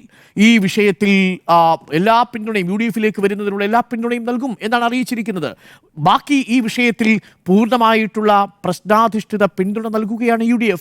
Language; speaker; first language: Malayalam; native; Malayalam